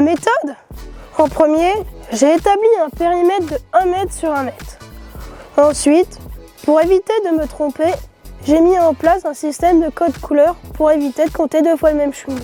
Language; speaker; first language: French; native; French